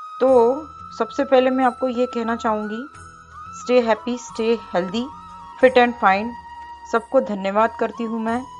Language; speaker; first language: Hindi; non-native, local second language; Marathi